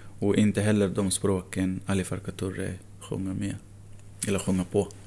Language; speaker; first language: Swedish; non-native, fluent; Arabic